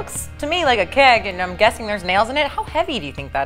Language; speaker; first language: English; native; English